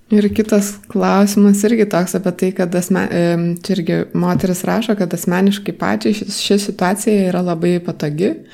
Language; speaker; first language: Lithuanian; native; Lithuanian